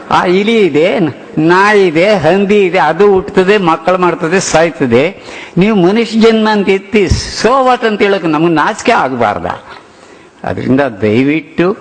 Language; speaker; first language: Kannada; non-native, local second language; Telugu